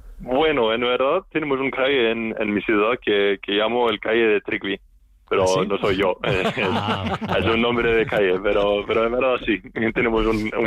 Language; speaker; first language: Spanish; non-native, learner; Icelandic